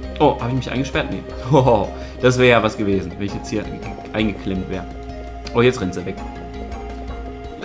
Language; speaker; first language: German; native; German